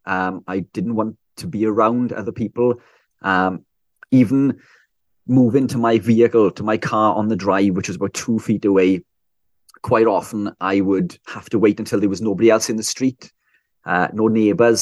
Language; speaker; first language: English; native; English